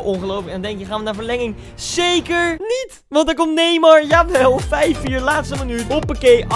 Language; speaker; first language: Dutch; native; Dutch